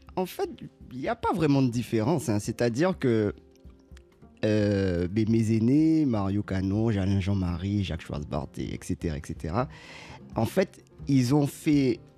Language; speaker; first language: French; native; French